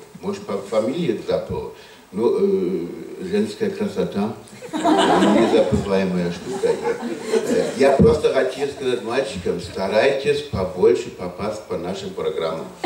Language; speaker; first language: Russian; non-native, fluent; German